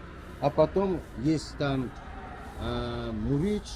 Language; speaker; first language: Russian; non-native, learner; Uzbek